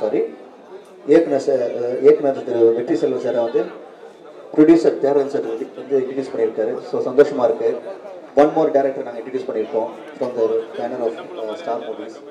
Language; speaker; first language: Tamil; native; Tamil